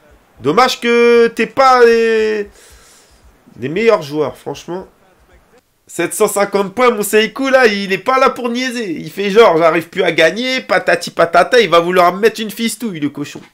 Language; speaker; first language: French; native; French